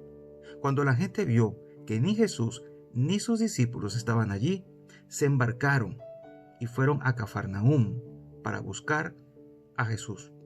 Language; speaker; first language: Spanish; native; Spanish